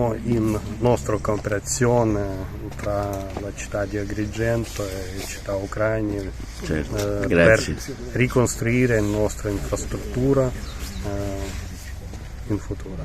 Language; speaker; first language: Italian; non-native, learner; Ukrainian